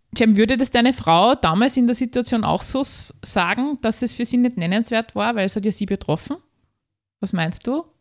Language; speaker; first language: German; native; German